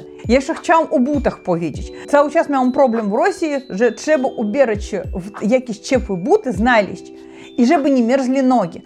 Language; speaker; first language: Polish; non-native, learner; Russian